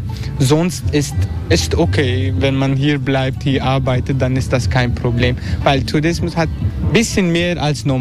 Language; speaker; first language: German; non-native, learner; Turkish